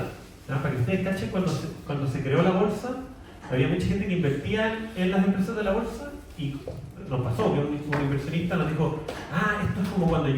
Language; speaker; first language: Spanish; native; Spanish